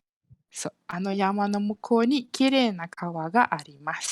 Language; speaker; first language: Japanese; non-native, fluent; Malay